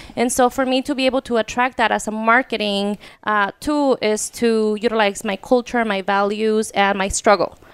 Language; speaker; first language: English; early bilingual, other home language; Spanish